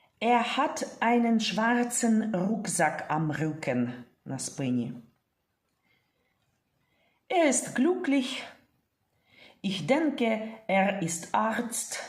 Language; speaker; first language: German; non-native, fluent; Ukrainian